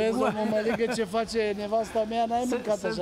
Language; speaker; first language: Romanian; native; Romanian